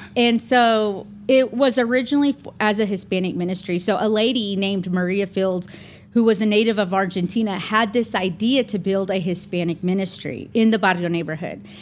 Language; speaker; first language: English; native; English